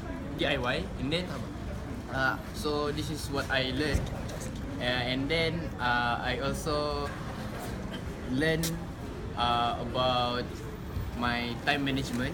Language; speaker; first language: English; non-native, local second language; Malay